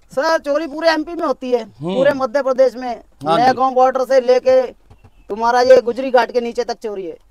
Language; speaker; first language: Hindi; native; Hindi